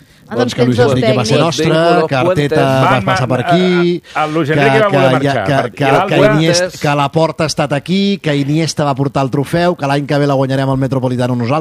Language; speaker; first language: Catalan; native; Catalan